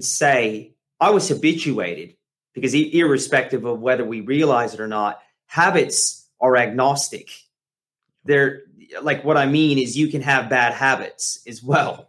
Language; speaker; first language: English; native; English